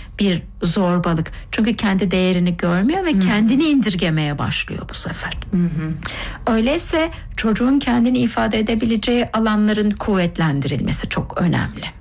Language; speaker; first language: Turkish; native; Turkish